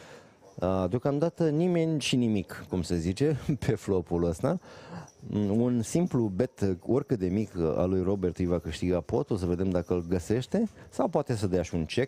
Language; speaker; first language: Romanian; native; Romanian